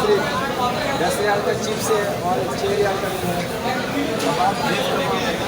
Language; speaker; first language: Hindi; non-native, learner; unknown